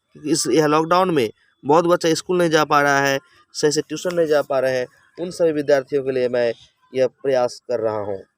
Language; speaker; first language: Hindi; native; Hindi